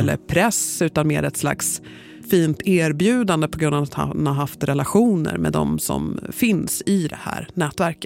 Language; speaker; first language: Swedish; native; Swedish